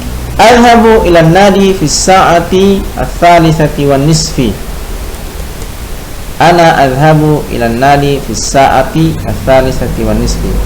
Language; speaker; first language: Arabic; non-native, fluent; Indonesian